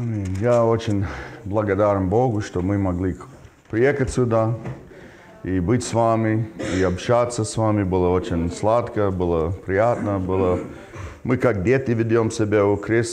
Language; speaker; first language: Russian; non-native, fluent; English